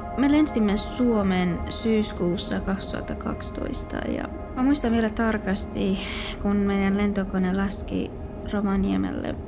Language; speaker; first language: Finnish; non-native, fluent; Persian